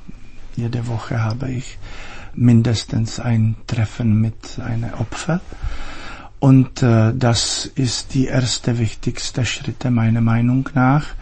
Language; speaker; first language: German; non-native, fluent; Czech